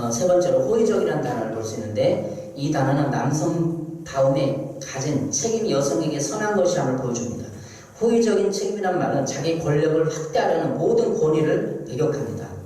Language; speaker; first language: Korean; native; Korean